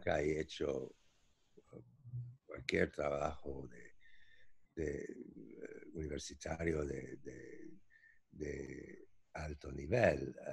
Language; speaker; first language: Spanish; non-native, fluent; English